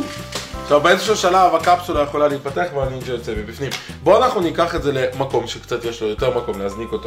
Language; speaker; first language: Hebrew; native; Hebrew